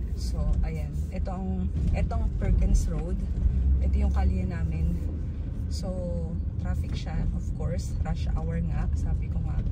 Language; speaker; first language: Filipino; native; Filipino